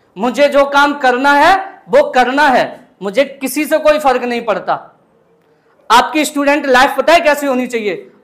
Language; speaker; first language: Hindi; native; Hindi